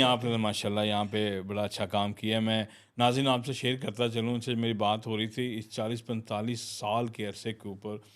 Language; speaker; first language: Urdu; non-native, local second language; Punjabi